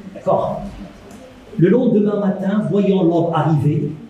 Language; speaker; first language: French; non-native, local second language; Arabic